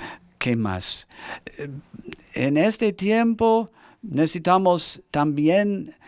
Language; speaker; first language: Spanish; non-native, fluent; English